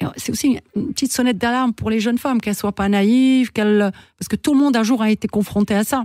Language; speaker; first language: French; non-native, local second language; Arabic